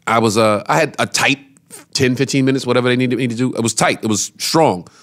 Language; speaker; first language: English; native; English